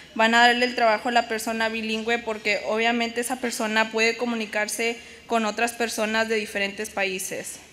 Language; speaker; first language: Spanish; early bilingual, heritage; Spanish